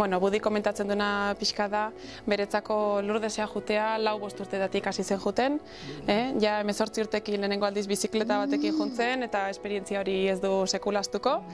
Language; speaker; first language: Basque; native; Basque